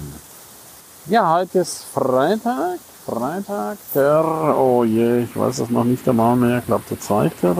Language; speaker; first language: German; native; German